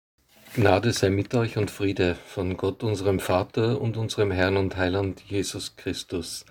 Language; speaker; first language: German; native; German